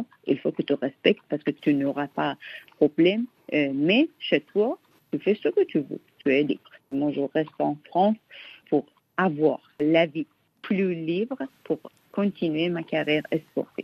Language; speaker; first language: French; non-native, learner; Persian